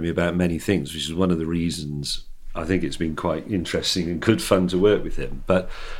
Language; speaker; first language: English; native; English